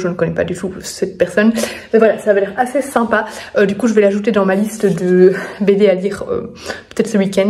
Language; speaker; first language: French; native; French